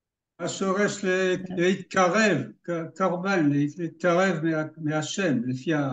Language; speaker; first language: Hebrew; non-native, fluent; French